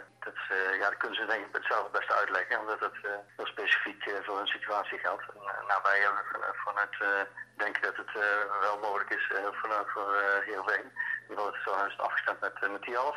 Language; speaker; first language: Dutch; native; Dutch